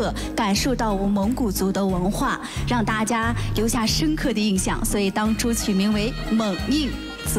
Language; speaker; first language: Chinese; non-native, local second language; Mongolian